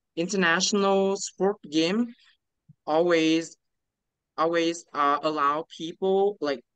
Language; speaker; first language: English; non-native, learner; Vietnamese